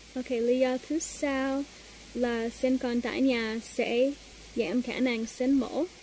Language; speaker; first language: Vietnamese; non-native, learner; English